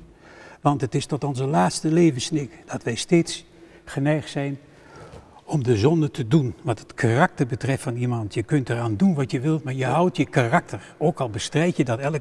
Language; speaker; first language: Dutch; native; Dutch